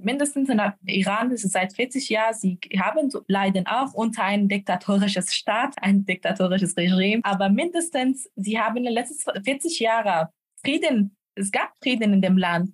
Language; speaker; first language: German; non-native, fluent; Persian